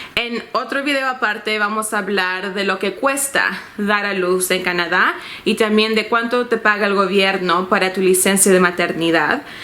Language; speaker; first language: Spanish; early bilingual, heritage; Spanish